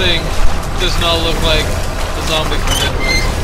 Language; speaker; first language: English; native; English